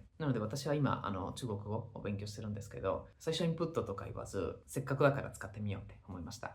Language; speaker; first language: Japanese; non-native, fluent; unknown